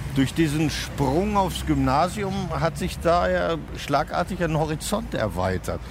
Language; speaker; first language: German; native; German